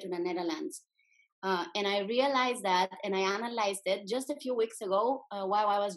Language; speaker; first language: English; non-native, fluent; Bulgarian